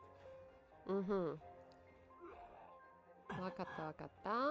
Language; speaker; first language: Japanese; non-native, learner; Russian